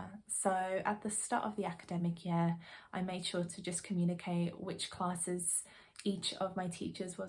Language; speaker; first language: English; native; English